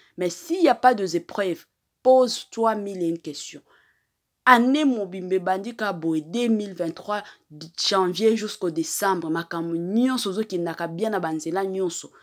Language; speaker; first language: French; non-native, local second language; Lingala